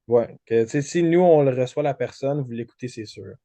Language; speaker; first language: French; native; French